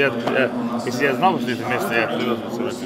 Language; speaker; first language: Russian; non-native, local second language; Chechen